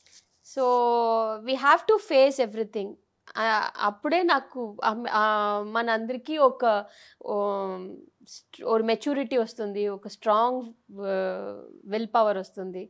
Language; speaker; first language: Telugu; non-native, learner; Tamil